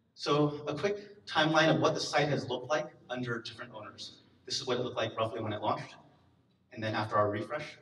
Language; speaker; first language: English; native; English